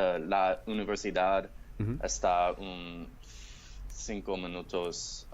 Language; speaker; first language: Spanish; non-native, learner; English